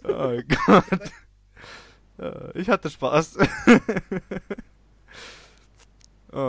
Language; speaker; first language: German; native; German